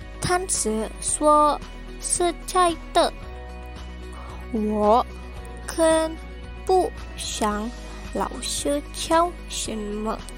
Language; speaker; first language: Chinese; non-native, learner; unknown